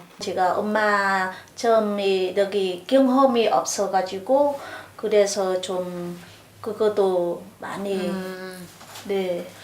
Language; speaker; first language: Korean; non-native, learner; Vietnamese